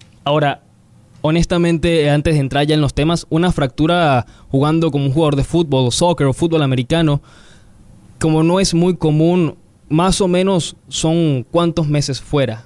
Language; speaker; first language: Spanish; non-native, learner; English